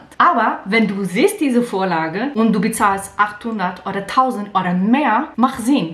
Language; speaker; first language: German; non-native, learner; Portuguese